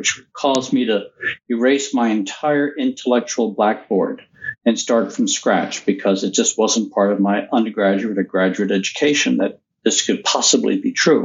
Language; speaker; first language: English; native; English